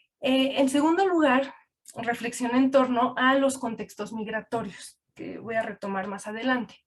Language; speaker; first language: Spanish; native; Spanish